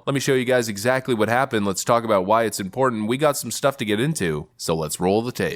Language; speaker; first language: English; native; English